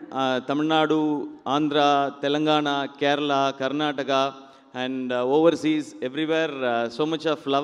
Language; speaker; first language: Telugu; non-native, learner; Tamil